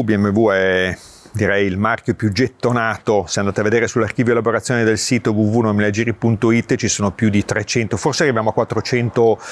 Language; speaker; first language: Italian; native; Italian